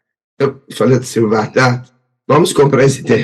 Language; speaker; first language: Portuguese; non-native, learner; Persian